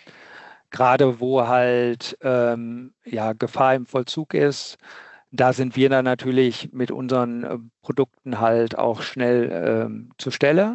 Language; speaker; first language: German; native; German